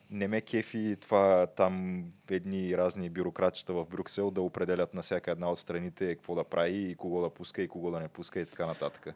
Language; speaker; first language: Bulgarian; native; Bulgarian